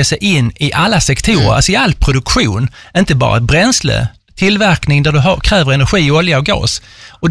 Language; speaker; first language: Swedish; native; Swedish